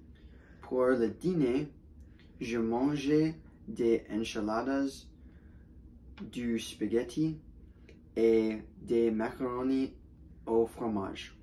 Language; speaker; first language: French; non-native, learner; English